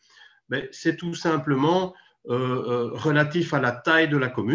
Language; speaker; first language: French; native; French